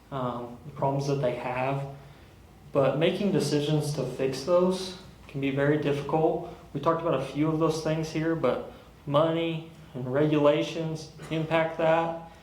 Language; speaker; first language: English; native; English